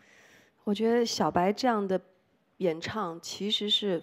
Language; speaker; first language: Chinese; native; Chinese